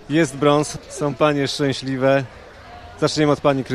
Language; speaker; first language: Polish; native; Polish